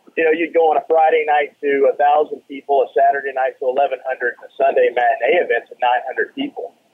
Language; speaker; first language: English; native; English